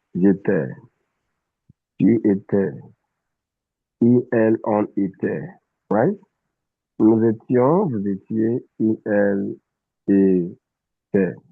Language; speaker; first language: French; non-native, fluent; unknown